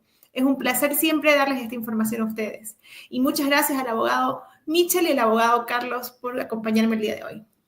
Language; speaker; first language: Spanish; native; Spanish